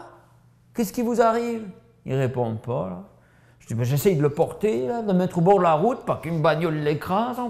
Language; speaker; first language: French; native; French